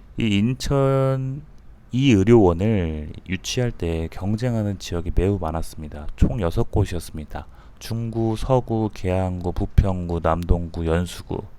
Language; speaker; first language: Korean; native; Korean